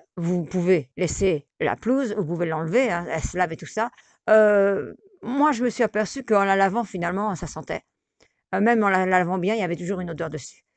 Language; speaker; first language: French; native; French